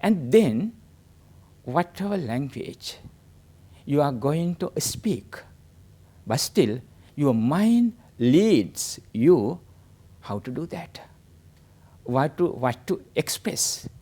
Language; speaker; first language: English; non-native, local second language; Sinhala